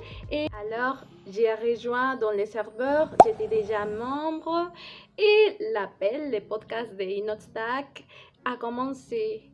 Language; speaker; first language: French; non-native, fluent; Spanish